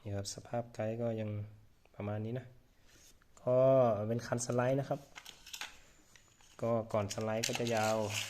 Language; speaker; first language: Thai; native; Thai